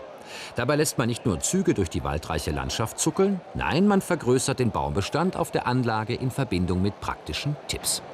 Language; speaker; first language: German; native; German